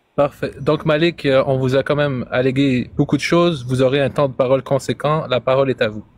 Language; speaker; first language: French; native; French